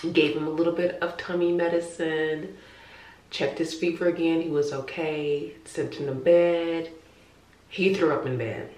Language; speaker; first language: English; native; English